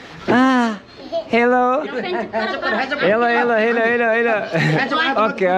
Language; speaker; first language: English; non-native, learner; Turkish